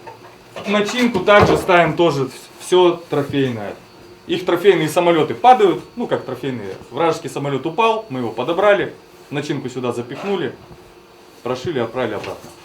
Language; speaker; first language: Russian; native; Russian